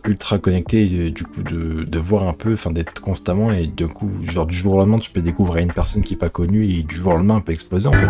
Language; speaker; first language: French; native; French